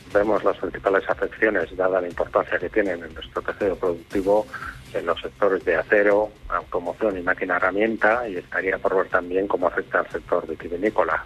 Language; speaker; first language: Spanish; native; Spanish